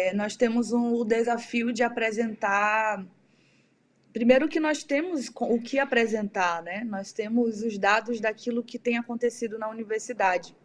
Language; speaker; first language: Portuguese; native; Portuguese